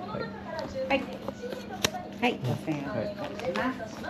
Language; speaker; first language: Japanese; native; Japanese